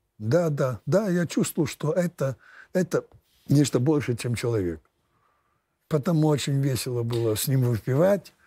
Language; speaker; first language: Russian; non-native, fluent; Lithuanian